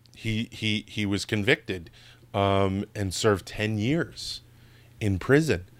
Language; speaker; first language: English; native; English